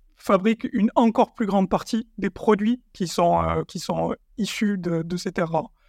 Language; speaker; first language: French; native; French